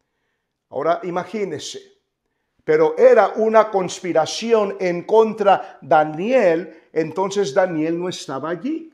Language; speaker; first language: Spanish; native; Spanish